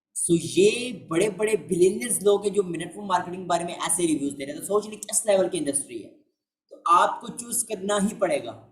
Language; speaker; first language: Urdu; non-native, local second language; Punjabi